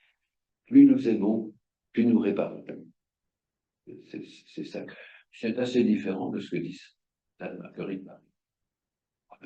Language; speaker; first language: French; native; French